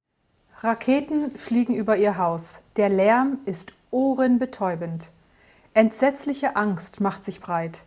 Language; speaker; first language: German; native; German